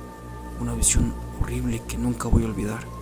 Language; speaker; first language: Spanish; native; Spanish